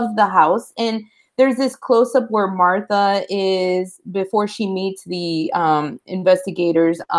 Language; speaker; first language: English; early bilingual, other home language; Spanish